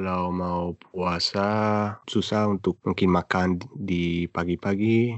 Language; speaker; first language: Indonesian; non-native, learner; English